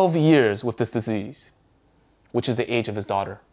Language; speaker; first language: English; early bilingual, other home language; Korean